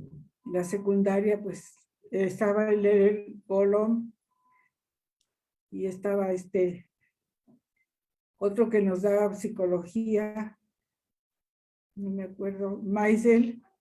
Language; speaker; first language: Spanish; early bilingual, other home language; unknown